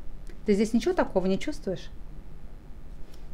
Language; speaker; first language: Russian; native; Russian